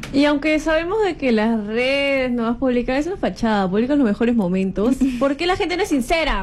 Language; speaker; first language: Spanish; native; Spanish